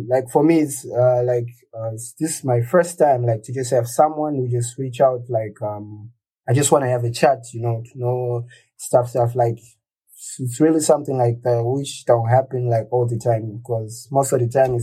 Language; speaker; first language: English; non-native, local second language; Shona